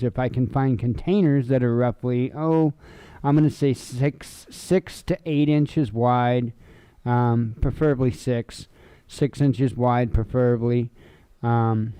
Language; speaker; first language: English; native; English